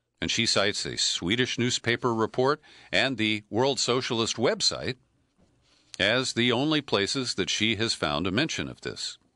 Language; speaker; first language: English; native; English